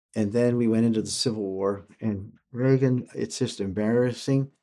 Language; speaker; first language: English; early bilingual, other home language; German